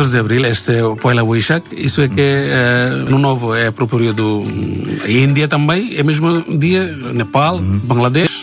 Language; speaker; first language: Portuguese; non-native, learner; Bangla